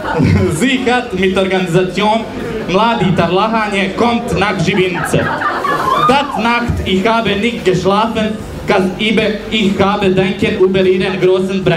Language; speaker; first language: German; non-native, learner; Bosnian